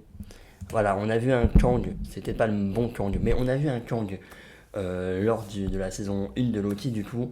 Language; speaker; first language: French; native; French